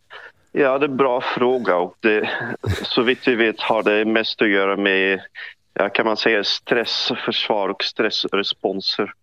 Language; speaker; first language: Swedish; non-native, fluent; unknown